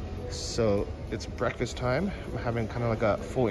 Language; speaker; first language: English; native; English